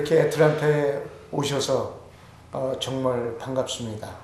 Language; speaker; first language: Korean; native; Korean